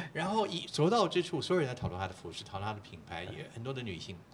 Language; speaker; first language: Chinese; native; Chinese